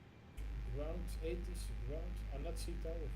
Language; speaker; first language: English; non-native, learner; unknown